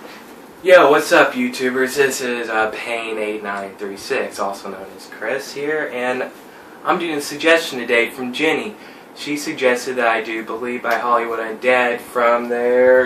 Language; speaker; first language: English; native; English